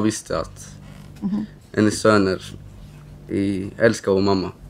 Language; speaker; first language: Swedish; early bilingual, other home language; Romany